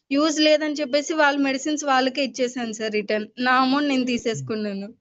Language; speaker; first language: Telugu; native; Telugu